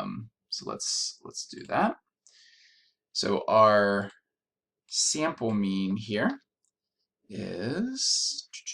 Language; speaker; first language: English; native; English